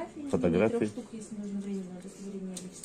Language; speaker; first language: Russian; native; Russian